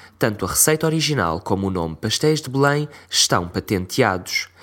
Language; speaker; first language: Portuguese; native; Portuguese